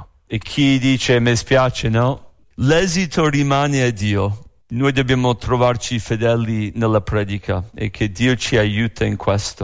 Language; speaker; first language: Italian; non-native, fluent; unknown